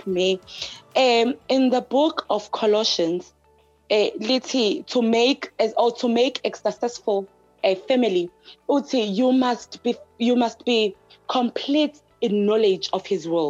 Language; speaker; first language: English; non-native, local second language; Zulu